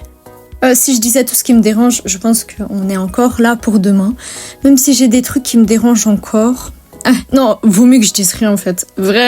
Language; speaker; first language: French; native; French